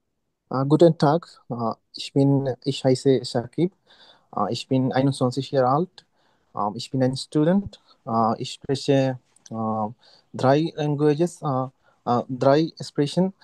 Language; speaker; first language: German; non-native, learner; Bangla